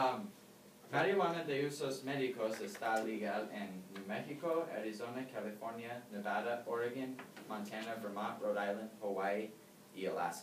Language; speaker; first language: Spanish; non-native, learner; English